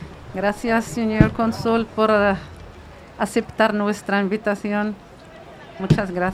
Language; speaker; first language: Spanish; non-native, fluent; Arabic